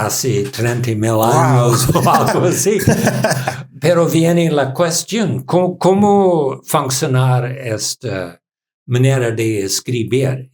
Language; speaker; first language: Spanish; non-native, learner; English